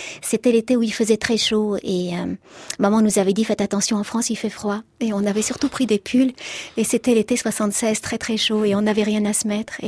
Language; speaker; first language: French; early bilingual, other home language; Arabic